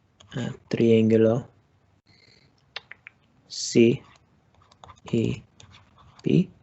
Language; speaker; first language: Spanish; non-native, learner; English